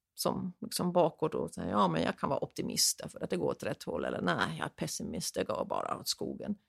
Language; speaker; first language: Swedish; non-native, fluent; German